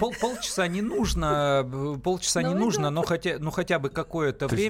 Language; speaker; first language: Russian; native; Russian